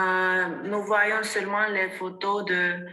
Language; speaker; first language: French; non-native, fluent; Armenian